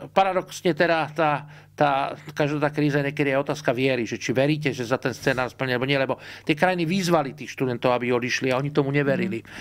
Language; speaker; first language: Slovak; native; Slovak